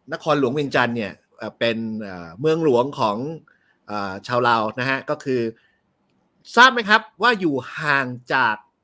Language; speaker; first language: Thai; native; Thai